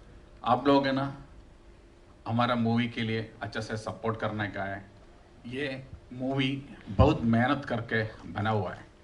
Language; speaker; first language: Hindi; non-native, local second language; Malayalam